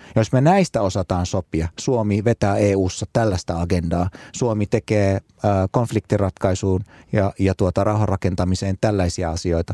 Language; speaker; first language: Finnish; early bilingual, other home language; Arabic